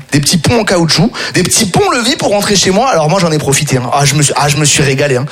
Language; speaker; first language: French; native; French